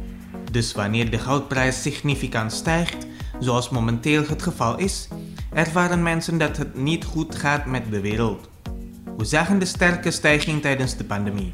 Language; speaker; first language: Dutch; non-native, fluent; Indonesian